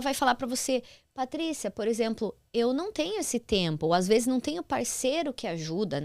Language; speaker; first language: Portuguese; native; Portuguese